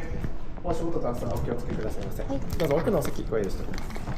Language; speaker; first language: Japanese; native; Japanese